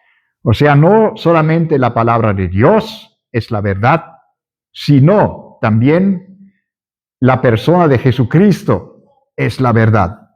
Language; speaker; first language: Spanish; non-native, fluent; German